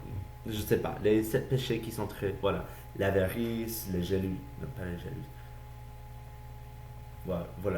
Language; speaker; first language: French; non-native, learner; English